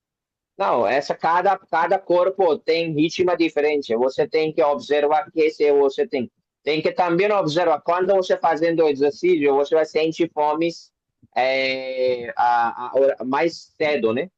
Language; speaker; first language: Portuguese; non-native, learner; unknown